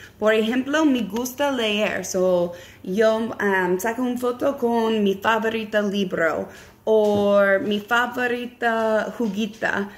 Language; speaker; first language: Spanish; non-native, learner; English